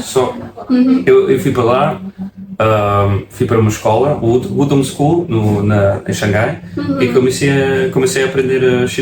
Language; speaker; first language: Portuguese; non-native, fluent; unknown